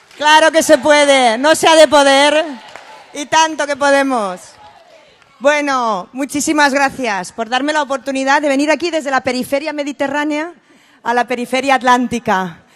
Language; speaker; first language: Spanish; native; Spanish